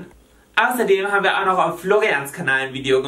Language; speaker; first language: German; native; German